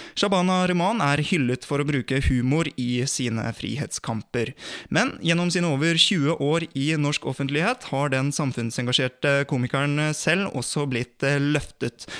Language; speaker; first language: Norwegian; native; Norwegian